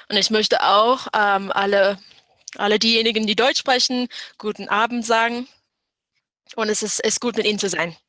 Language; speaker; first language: German; non-native, fluent; English